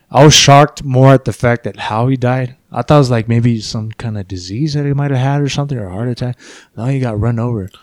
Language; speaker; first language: English; early bilingual, other home language; Spanish